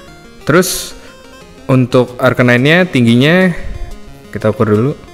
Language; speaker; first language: Indonesian; native; Indonesian